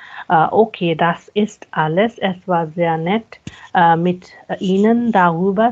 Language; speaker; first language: German; non-native, fluent; Hindi